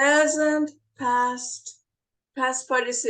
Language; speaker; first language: English; non-native, fluent; Portuguese